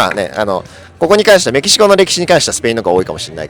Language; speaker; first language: Japanese; native; Japanese